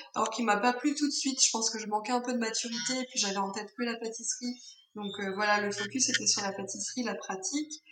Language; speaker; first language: French; native; French